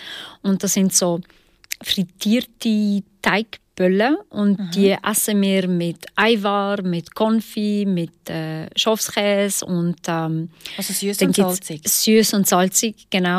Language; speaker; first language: German; early bilingual, other home language; Albanian